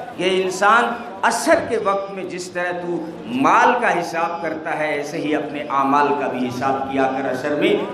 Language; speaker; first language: Urdu; non-native, local second language; Gujarati